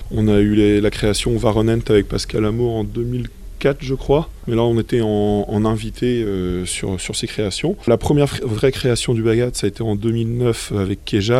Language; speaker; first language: French; native; French